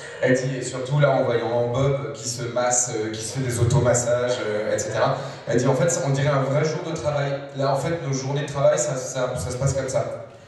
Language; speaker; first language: French; native; French